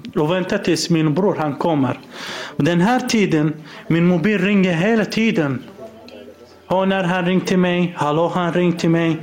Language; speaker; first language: Swedish; non-native, learner; Arabic